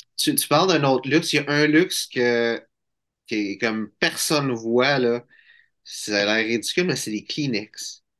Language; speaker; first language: French; native; French